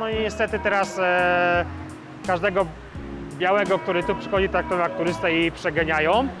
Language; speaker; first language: Polish; native; Polish